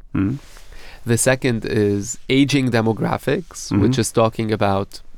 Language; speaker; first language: English; non-native, fluent; Arabic